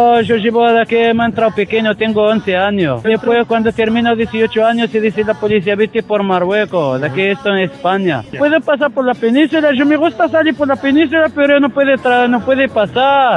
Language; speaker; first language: Spanish; early bilingual, other home language; Arabic